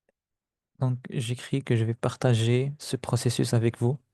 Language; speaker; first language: French; non-native, fluent; Spanish